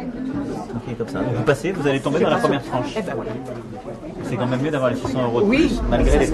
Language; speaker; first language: French; native; French